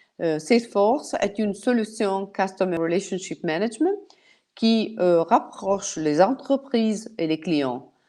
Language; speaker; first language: French; non-native, fluent; Italian